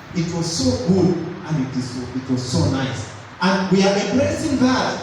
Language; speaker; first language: English; non-native, local second language; Swahili